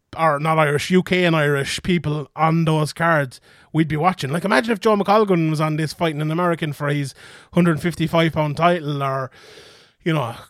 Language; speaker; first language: English; native; English